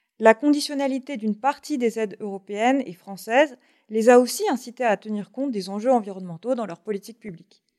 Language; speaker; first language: French; native; French